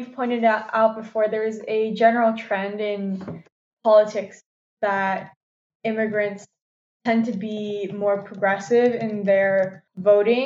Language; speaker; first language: English; non-native, local second language; Cantonese